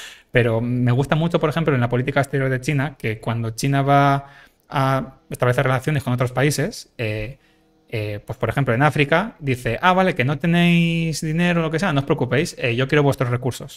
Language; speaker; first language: Spanish; native; Spanish